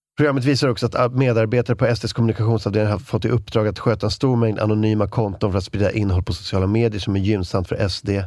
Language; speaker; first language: Swedish; native; Swedish